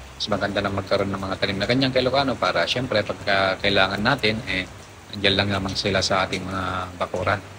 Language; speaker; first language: Filipino; non-native, local second language; Iloko